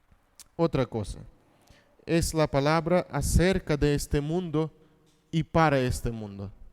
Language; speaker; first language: Spanish; non-native, fluent; Russian